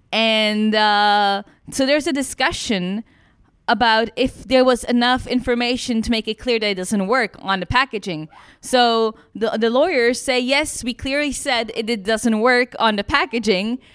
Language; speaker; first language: English; non-native, fluent; Czech